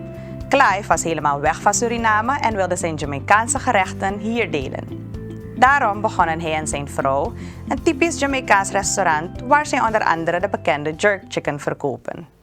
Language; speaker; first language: Dutch; native; Dutch